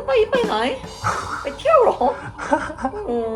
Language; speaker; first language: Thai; non-native, learner; Korean